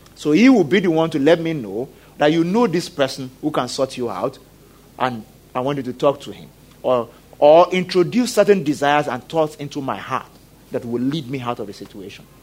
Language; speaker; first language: English; non-native, local second language; Yoruba